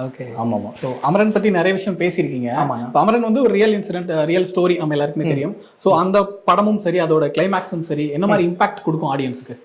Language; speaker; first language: Tamil; native; Tamil